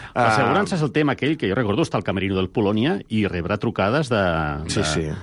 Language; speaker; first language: Catalan; non-native, local second language; Spanish